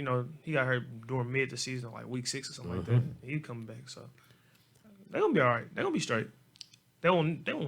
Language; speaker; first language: English; native; English